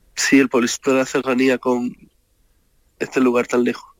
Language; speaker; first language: Spanish; native; Spanish